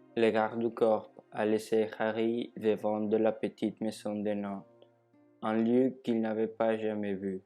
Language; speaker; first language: French; non-native, learner; Spanish